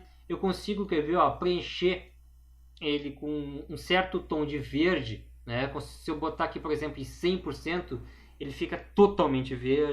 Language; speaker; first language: Portuguese; native; Portuguese